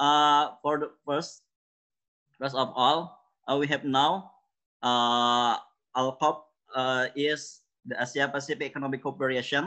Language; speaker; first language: English; non-native, learner; Indonesian